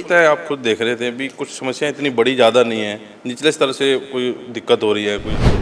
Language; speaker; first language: Hindi; native; Hindi